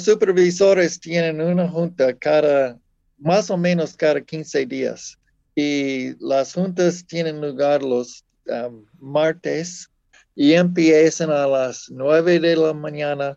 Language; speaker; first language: Spanish; non-native, fluent; English